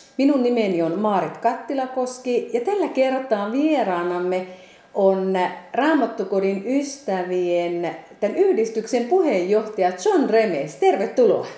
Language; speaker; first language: Finnish; native; Finnish